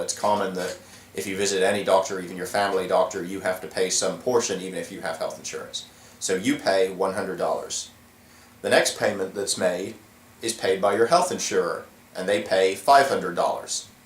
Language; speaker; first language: English; native; English